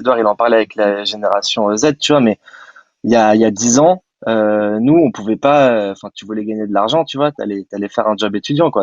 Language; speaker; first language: French; native; French